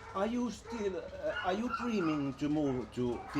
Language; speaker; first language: English; non-native, fluent; Finnish